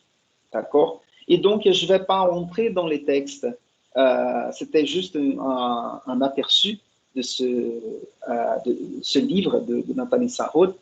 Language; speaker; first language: French; non-native, fluent; Portuguese